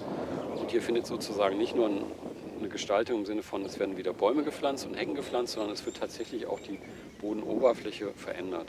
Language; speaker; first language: German; native; German